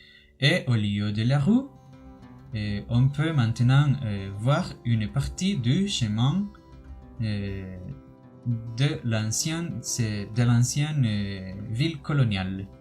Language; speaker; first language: French; non-native, learner; Spanish